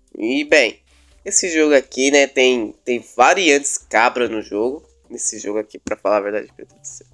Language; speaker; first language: Portuguese; native; Portuguese